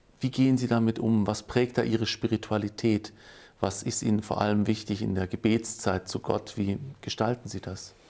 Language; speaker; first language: German; native; German